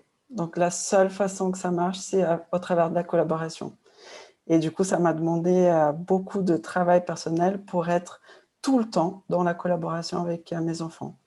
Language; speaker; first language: French; non-native, fluent; Portuguese